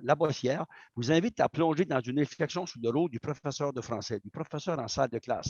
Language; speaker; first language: French; native; French